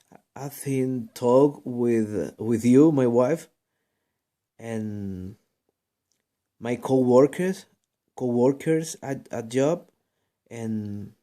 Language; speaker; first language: English; non-native, learner; Spanish